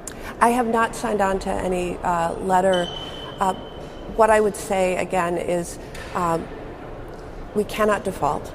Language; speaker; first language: English; native; English